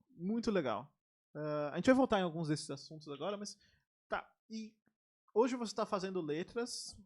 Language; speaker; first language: Portuguese; native; Portuguese